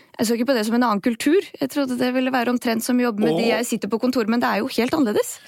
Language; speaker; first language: Norwegian; early bilingual, other home language; Bosnian